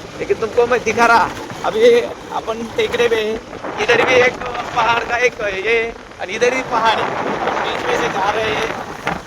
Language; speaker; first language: Hindi; non-native, local second language; Marathi